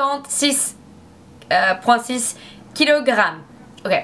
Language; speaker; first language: French; non-native, learner; English